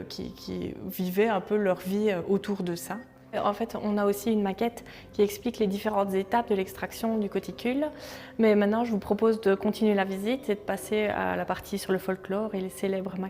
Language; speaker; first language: French; native; French